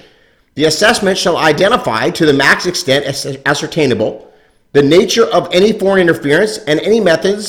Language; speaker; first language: English; native; English